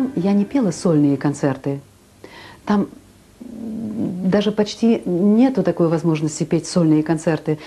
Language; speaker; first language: Russian; native; Russian